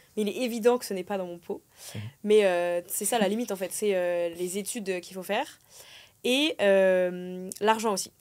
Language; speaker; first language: French; native; French